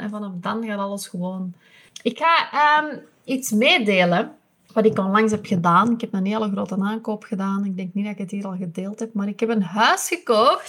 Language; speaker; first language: Dutch; native; Dutch